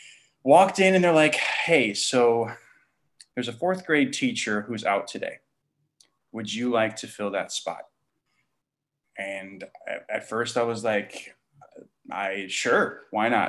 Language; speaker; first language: English; native; English